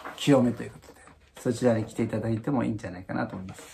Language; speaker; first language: Japanese; native; Japanese